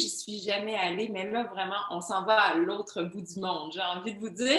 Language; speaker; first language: French; native; French